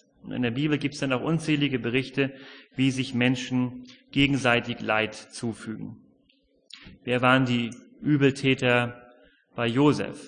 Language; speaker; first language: German; native; German